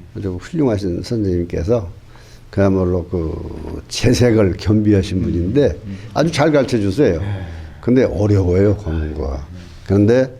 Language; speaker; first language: Korean; native; Korean